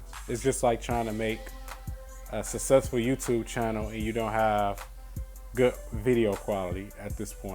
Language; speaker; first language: English; native; English